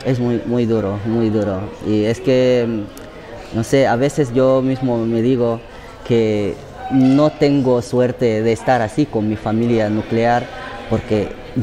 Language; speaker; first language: Spanish; non-native, fluent; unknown